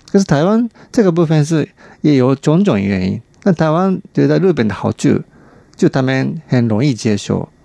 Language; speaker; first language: Chinese; non-native, fluent; Japanese